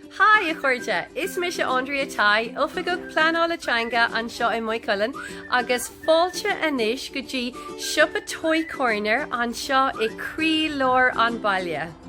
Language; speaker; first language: Irish; native; Irish